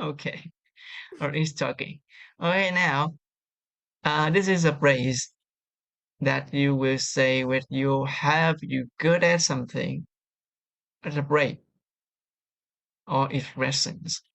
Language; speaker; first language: English; non-native, learner; Vietnamese